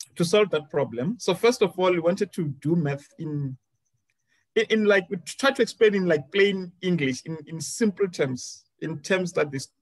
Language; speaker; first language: English; non-native, local second language; Venda